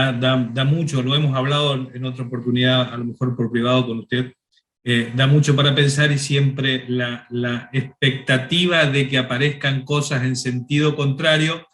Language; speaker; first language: Spanish; native; Spanish